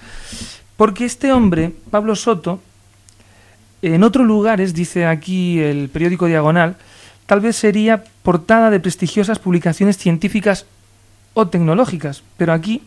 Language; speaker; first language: Spanish; native; Spanish